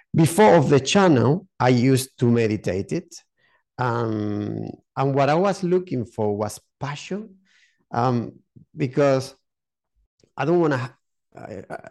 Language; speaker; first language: English; non-native, learner; Spanish